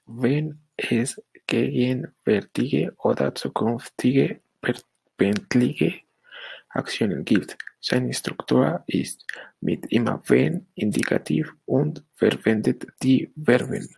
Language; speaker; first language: German; non-native, learner; Spanish